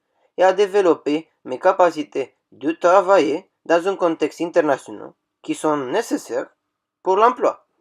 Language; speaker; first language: French; non-native, fluent; Romanian